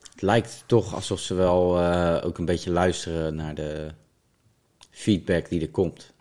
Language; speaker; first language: Dutch; native; Dutch